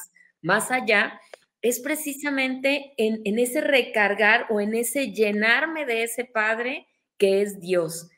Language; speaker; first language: Spanish; native; Spanish